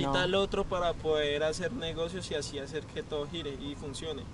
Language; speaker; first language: Spanish; native; Spanish